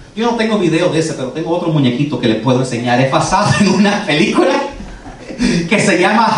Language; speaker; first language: Spanish; early bilingual, heritage; Spanish